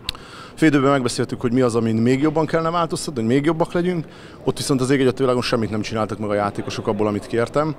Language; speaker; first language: Hungarian; native; Hungarian